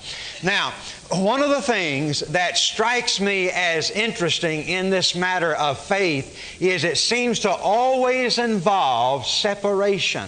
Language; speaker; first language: English; native; English